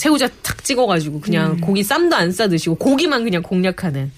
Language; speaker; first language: Korean; native; Korean